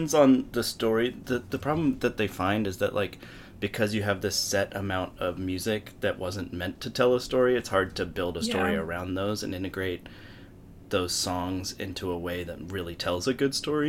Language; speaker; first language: English; native; English